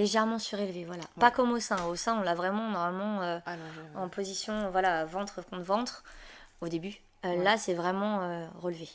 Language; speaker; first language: French; native; French